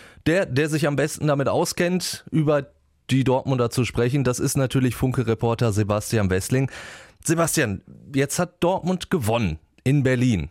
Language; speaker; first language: German; native; German